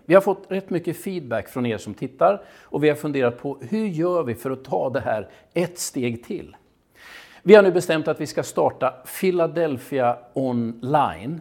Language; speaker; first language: Swedish; native; Swedish